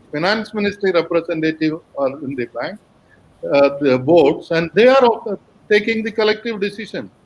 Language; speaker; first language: English; non-native, local second language; Tamil